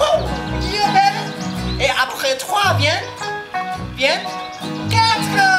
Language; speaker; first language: French; non-native, learner; English